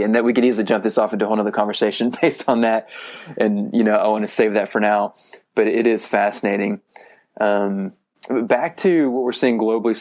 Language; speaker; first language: English; native; English